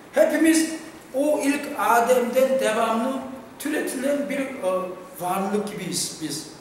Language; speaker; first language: Turkish; non-native, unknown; Korean